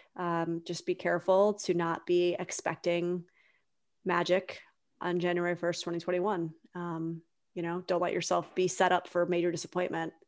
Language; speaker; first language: English; native; English